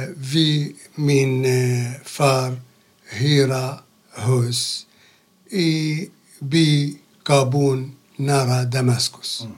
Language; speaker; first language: Swedish; non-native, learner; Arabic